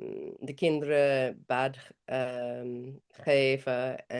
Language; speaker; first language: Dutch; non-native, fluent; English